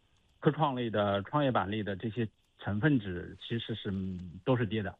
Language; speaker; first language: Chinese; native; Chinese